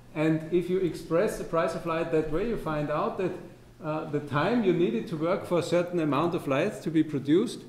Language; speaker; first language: English; non-native, fluent; German